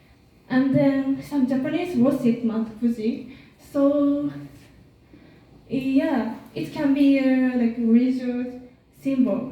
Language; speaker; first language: English; non-native, learner; Japanese